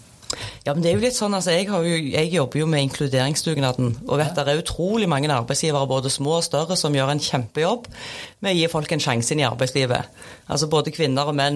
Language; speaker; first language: Norwegian; native; Norwegian